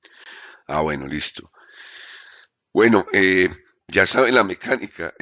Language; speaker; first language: Spanish; native; Spanish